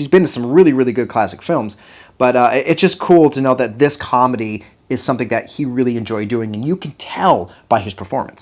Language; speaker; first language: English; native; English